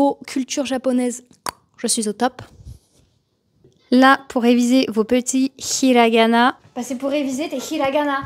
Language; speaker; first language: French; native; French